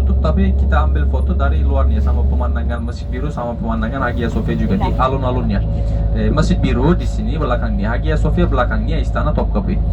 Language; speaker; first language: Indonesian; non-native, fluent; Turkish